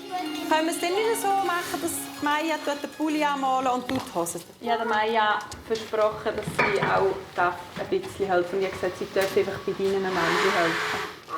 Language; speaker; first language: German; native; German